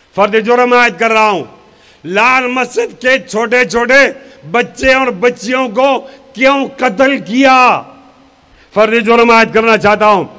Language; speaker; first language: Urdu; non-native, local second language; Pashto